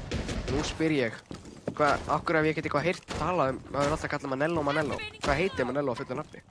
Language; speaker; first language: Icelandic; native; Icelandic